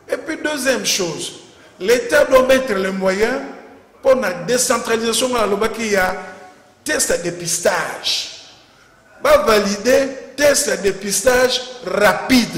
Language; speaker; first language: French; non-native, local second language; Lingala